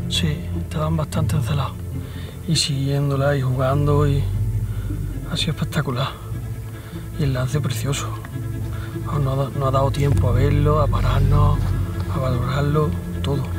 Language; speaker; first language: Spanish; native; Spanish